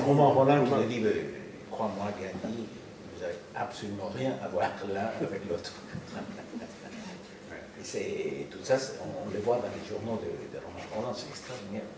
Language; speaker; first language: French; non-native, fluent; Spanish